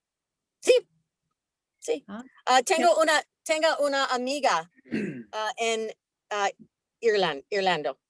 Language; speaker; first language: Spanish; non-native, learner; English